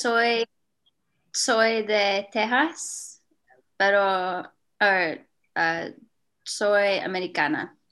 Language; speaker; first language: Spanish; non-native, learner; English